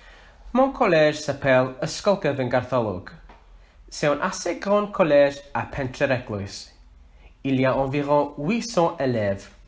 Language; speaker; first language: French; non-native, learner; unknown